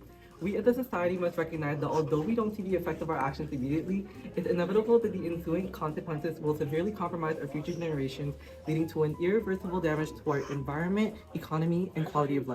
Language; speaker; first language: English; native; English